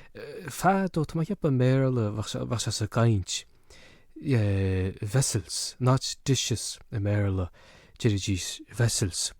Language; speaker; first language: Irish; native; Irish